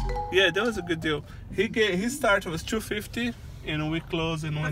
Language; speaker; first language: English; non-native, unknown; Portuguese